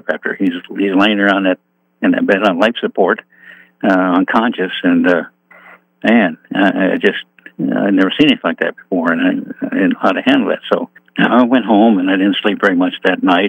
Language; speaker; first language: English; native; English